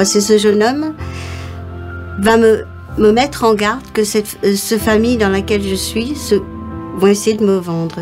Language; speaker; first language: French; non-native, local second language; Morisyen